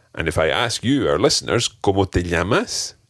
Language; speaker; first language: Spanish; non-native, fluent; English